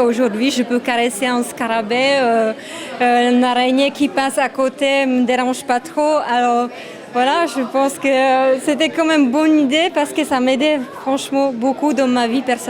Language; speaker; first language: French; non-native, fluent; Czech